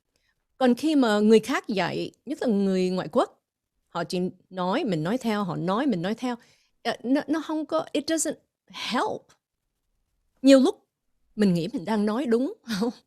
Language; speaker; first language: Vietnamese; early bilingual, heritage; English